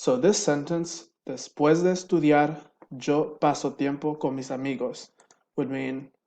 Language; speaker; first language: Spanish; non-native, fluent; English